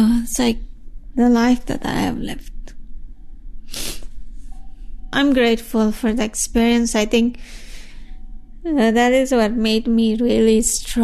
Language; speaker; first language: English; non-native, fluent; Persian